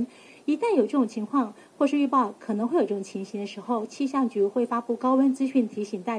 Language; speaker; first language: Chinese; native; Chinese